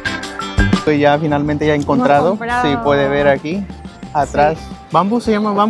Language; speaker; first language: Spanish; non-native, learner; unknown